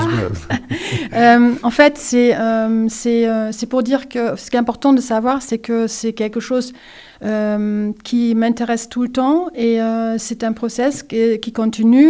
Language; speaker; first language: French; non-native, fluent; German